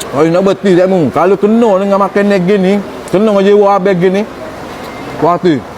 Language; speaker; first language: Malay; native; Malay